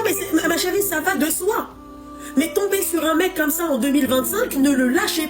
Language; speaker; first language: French; native; French